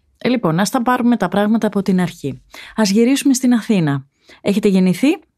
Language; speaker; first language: Greek; native; Greek